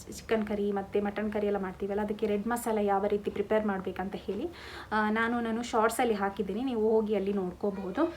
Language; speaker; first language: Kannada; non-native, local second language; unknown